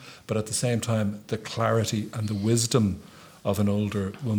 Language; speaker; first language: English; native; English